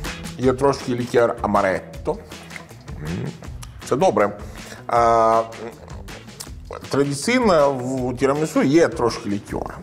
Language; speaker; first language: Ukrainian; non-native, learner; Italian